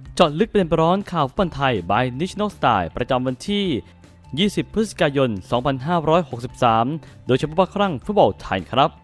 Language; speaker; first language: Thai; native; Thai